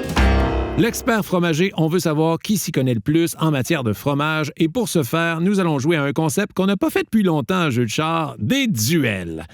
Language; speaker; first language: French; native; French